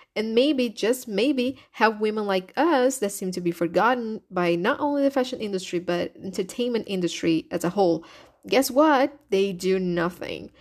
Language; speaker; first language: English; non-native, fluent; Portuguese